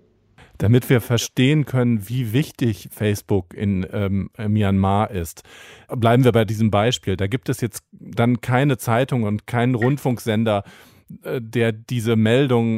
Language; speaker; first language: German; native; German